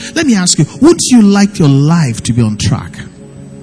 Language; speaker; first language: English; non-native, local second language; Yoruba